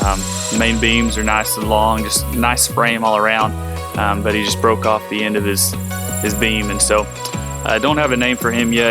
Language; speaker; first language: English; native; English